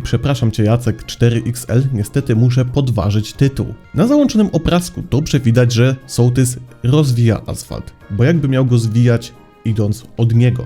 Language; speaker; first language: Polish; native; Polish